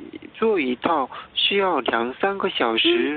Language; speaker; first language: Chinese; non-native, learner; Korean